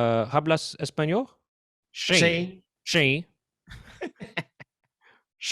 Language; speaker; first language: Spanish; non-native, learner; English